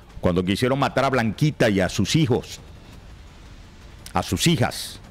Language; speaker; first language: Spanish; native; Spanish